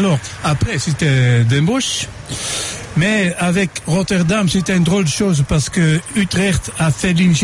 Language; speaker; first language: French; non-native, fluent; Dutch